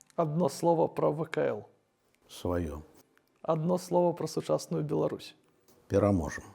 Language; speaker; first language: Belarusian; non-native, local second language; Russian